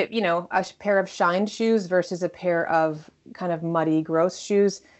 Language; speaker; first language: English; native; English